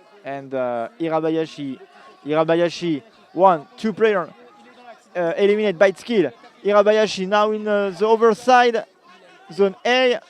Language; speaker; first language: English; non-native, learner; French